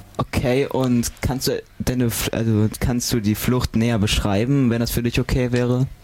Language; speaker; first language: German; native; German